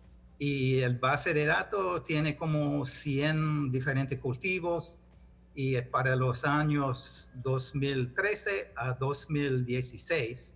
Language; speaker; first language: Spanish; non-native, fluent; English